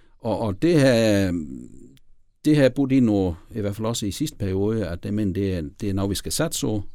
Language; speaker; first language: Danish; native; Danish